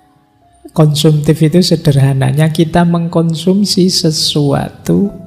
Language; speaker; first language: Indonesian; non-native, local second language; Javanese